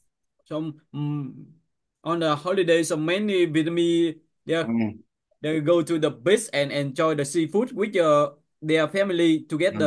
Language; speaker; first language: English; non-native, learner; Vietnamese